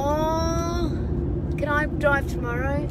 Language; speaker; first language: English; native; English